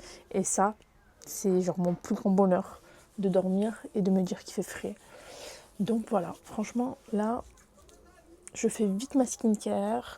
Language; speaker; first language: French; native; French